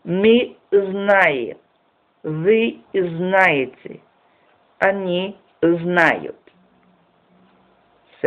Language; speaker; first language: Russian; non-native, fluent; Portuguese